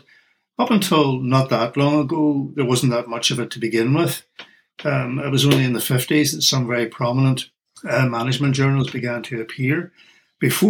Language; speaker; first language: English; native; English